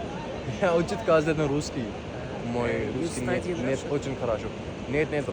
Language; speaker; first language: Russian; non-native, learner; Urdu